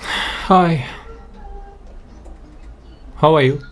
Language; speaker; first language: English; non-native, learner; Russian